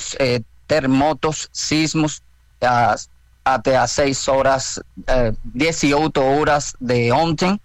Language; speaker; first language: Portuguese; non-native, fluent; Spanish